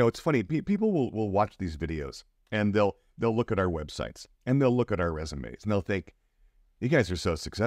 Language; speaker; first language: English; native; English